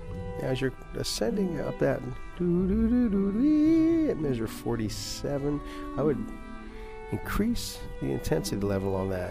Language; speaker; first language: English; native; English